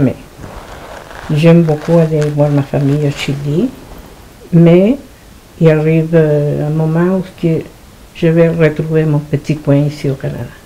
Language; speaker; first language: French; non-native, fluent; Spanish